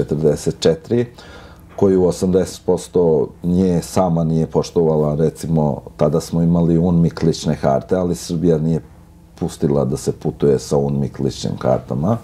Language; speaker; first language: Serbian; non-native, local second language; Albanian